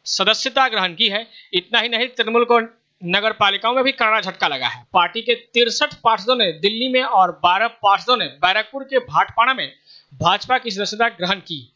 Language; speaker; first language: Hindi; native; Hindi